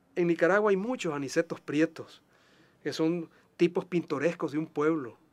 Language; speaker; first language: Spanish; native; Spanish